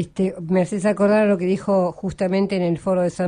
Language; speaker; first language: Spanish; native; Spanish